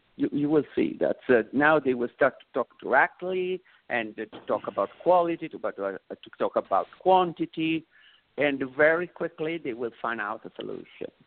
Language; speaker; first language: English; non-native, fluent; Italian